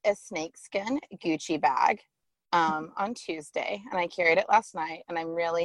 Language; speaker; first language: English; native; English